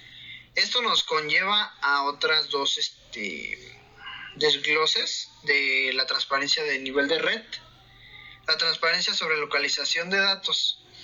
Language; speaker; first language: Spanish; native; Spanish